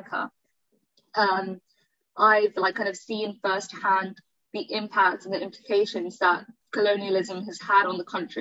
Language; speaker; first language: English; native; English